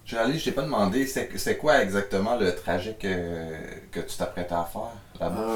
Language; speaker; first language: French; native; French